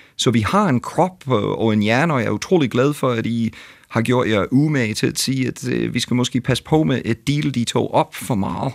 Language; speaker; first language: Danish; non-native, fluent; English